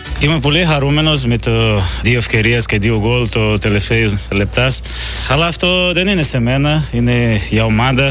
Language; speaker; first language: Greek; non-native, learner; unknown